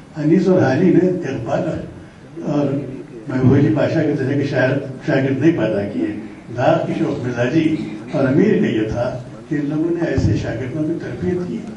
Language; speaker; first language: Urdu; native; Urdu